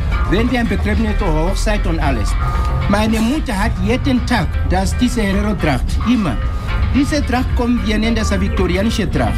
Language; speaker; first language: German; non-native, local second language; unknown